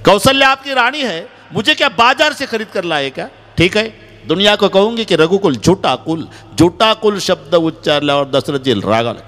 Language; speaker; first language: Hindi; non-native, local second language; Marathi